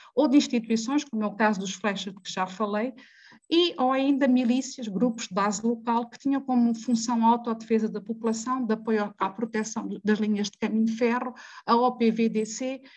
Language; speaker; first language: Portuguese; native; Portuguese